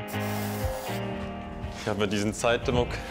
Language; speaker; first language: German; early bilingual, other home language; Polish